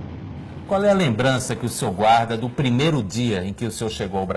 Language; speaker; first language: Portuguese; native; Portuguese